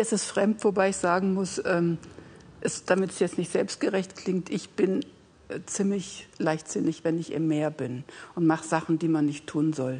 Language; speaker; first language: German; native; German